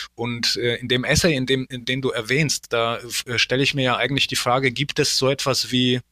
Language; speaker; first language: German; early bilingual, other home language; Polish